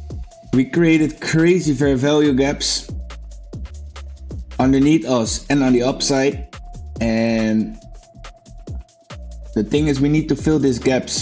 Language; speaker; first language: English; non-native, fluent; Dutch